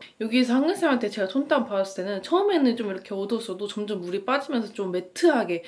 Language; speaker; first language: Korean; native; Korean